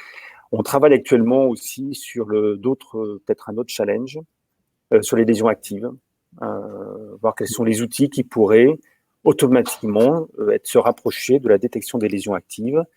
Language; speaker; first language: French; native; French